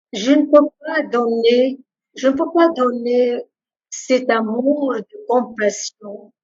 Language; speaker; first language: French; non-native, local second language; Arabic